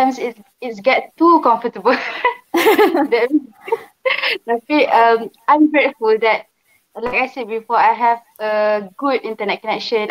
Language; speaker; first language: English; non-native, local second language; Malay